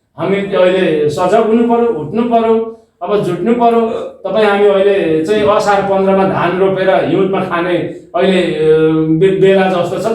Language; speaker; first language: Nepali; non-native, local second language; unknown